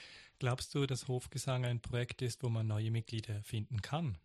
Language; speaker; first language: German; native; German